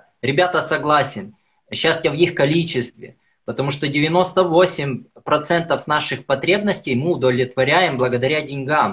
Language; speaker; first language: Russian; native; Russian